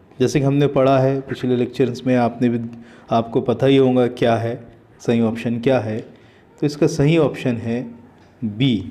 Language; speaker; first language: Hindi; native; Hindi